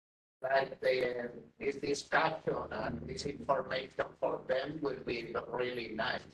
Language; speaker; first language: English; non-native, learner; Spanish